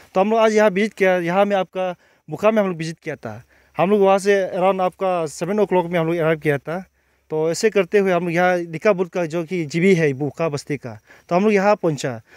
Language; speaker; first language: Hindi; non-native, local second language; Nyishi